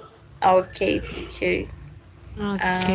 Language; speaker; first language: English; non-native, learner; Spanish